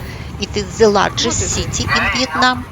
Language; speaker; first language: English; non-native, fluent; Russian